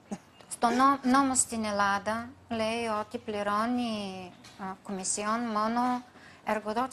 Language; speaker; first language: Greek; non-native, fluent; Bulgarian